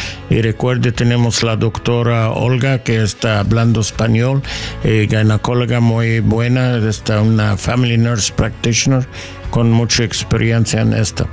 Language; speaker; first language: Spanish; non-native, learner; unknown